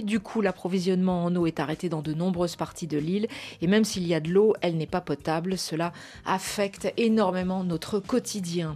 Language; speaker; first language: French; native; French